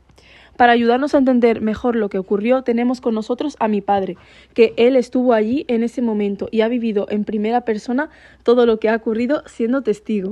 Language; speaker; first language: Spanish; early bilingual, other home language; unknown